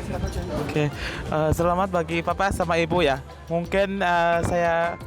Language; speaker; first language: Indonesian; non-native, learner; Vietnamese